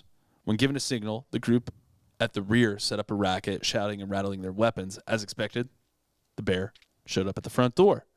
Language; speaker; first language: English; native; English